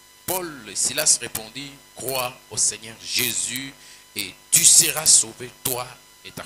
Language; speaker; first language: French; non-native, local second language; Swahili